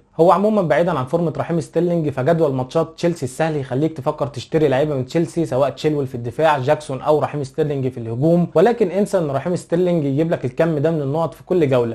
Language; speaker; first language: Arabic; native; Arabic